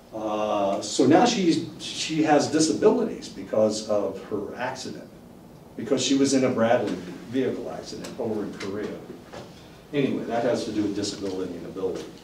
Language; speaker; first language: English; native; English